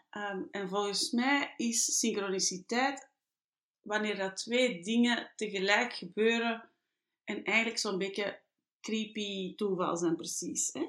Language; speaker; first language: Dutch; native; Dutch